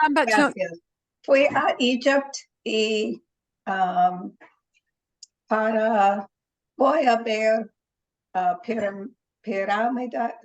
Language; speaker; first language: Spanish; non-native, learner; English